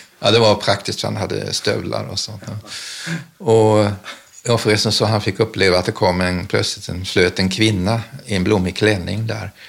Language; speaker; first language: Swedish; early bilingual, other home language; German